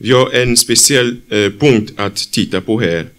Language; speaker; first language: Swedish; non-native, fluent; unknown